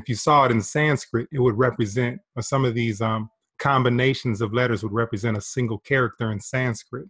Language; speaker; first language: English; native; English